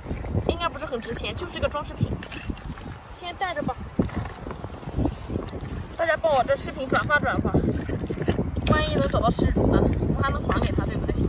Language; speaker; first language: Chinese; native; Chinese